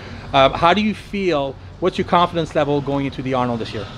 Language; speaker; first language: English; native; English